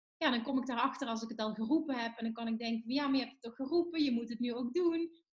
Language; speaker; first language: Dutch; native; Dutch